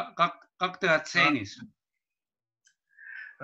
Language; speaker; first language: Russian; non-native, learner; Estonian